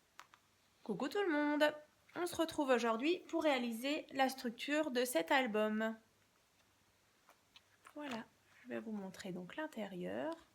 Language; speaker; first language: French; native; French